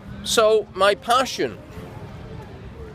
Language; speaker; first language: English; native; English